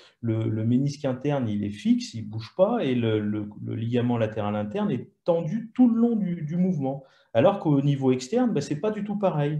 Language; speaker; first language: French; native; French